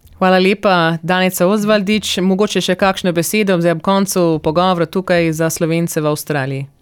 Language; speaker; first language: Slovenian; early bilingual, heritage; Slovenian